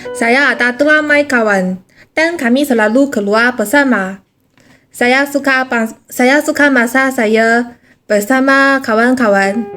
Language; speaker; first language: Malay; non-native, learner; Chinese